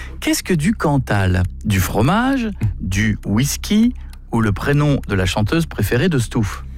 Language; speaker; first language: French; native; French